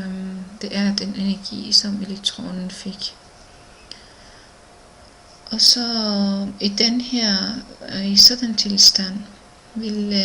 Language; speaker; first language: Danish; non-native, learner; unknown